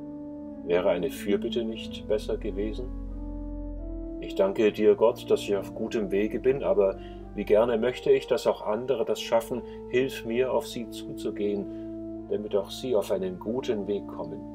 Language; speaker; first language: German; native; German